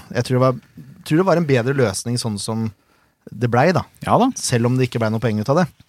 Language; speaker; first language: Norwegian; native; Norwegian